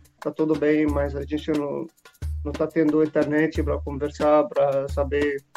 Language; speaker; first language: Portuguese; non-native, learner; Arabic